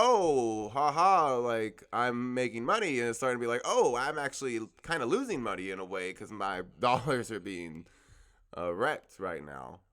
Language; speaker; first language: English; native; English